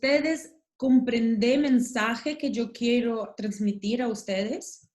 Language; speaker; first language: Spanish; non-native, learner; Russian